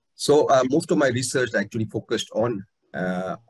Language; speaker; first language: English; non-native, local second language; Hindi